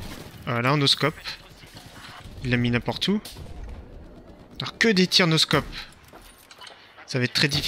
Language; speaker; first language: French; native; French